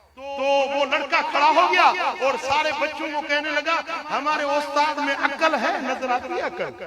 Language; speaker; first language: Urdu; non-native, local second language; Sindhi